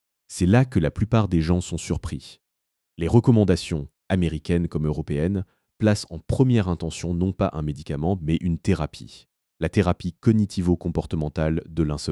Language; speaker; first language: French; native; French